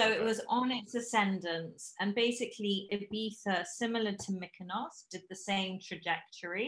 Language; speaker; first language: English; native; English